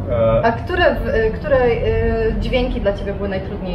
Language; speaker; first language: Polish; native; Polish